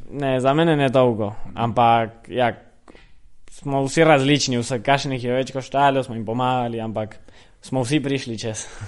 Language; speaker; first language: Slovenian; early bilingual, heritage; Slovenian